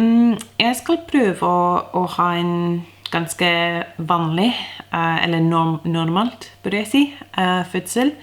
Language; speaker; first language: Norwegian; non-native, fluent; English